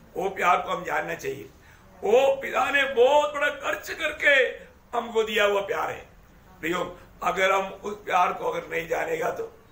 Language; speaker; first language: Hindi; non-native, local second language; Malayalam